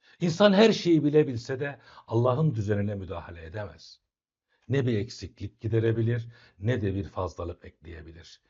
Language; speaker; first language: Turkish; native; Turkish